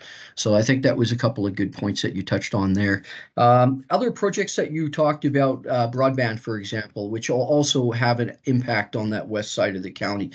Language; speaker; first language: English; native; English